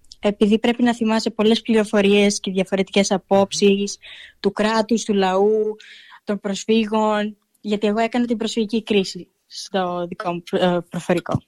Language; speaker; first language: Greek; early bilingual, heritage; Greek